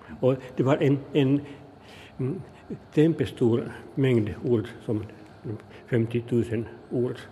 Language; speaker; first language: Norwegian; non-native, fluent; Finnish